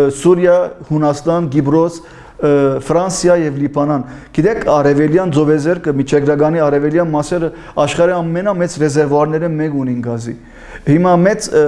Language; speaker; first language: Armenian; early bilingual, heritage; Armenian